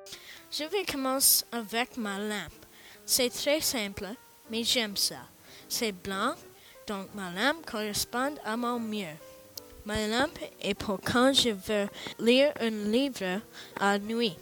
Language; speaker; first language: French; non-native, learner; English